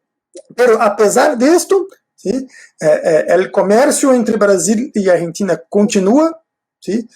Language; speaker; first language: Spanish; non-native, fluent; Portuguese